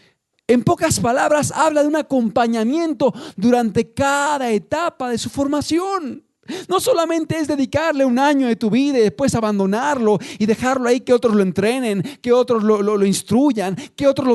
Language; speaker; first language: Spanish; native; Spanish